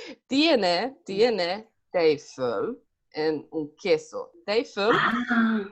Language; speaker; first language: Spanish; non-native, learner; Hungarian